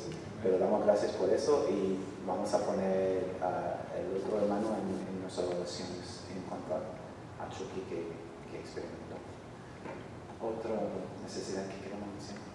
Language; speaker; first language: Spanish; non-native, fluent; English